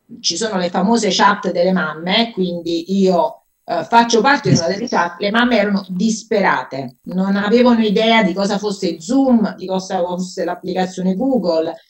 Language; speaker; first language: Italian; native; Italian